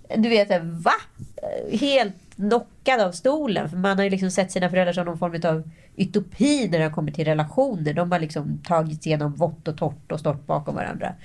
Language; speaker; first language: Swedish; native; Swedish